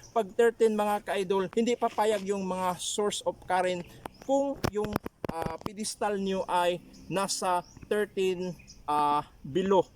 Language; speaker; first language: Filipino; non-native, local second language; Waray